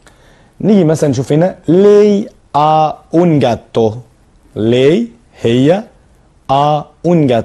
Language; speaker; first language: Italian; non-native, fluent; Arabic